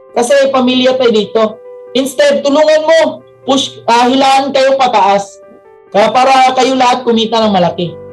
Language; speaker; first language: Filipino; non-native, local second language; Cebuano